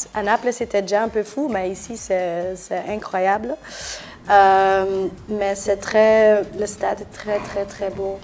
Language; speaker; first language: French; non-native, local second language; Dutch